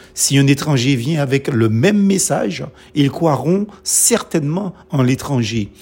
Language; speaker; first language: French; non-native, local second language; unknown